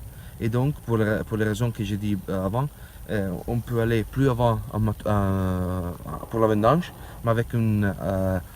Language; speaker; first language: French; non-native, learner; Italian